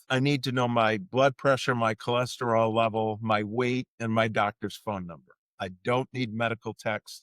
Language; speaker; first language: English; native; English